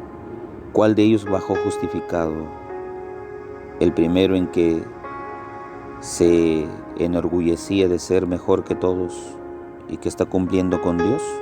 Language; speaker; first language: Spanish; native; Spanish